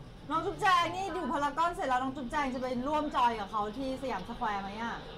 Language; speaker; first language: Thai; native; Thai